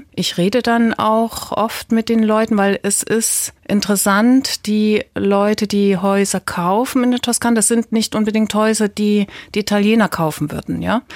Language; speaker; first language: German; native; German